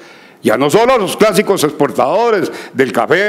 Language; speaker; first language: Spanish; native; Spanish